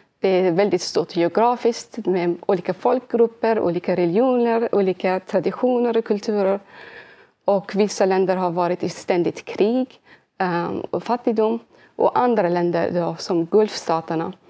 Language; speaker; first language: Swedish; early bilingual, other home language; Arabic